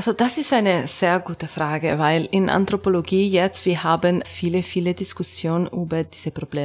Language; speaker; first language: German; non-native, learner; Italian